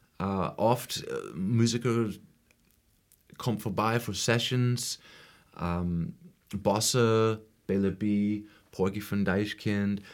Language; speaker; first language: German; non-native, learner; English